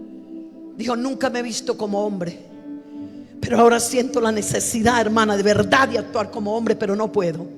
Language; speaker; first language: Spanish; native; Spanish